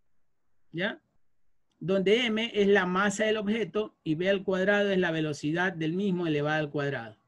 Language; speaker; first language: Spanish; native; Spanish